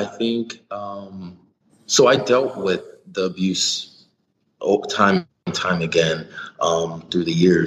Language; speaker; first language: English; native; English